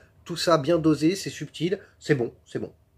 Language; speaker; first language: French; native; French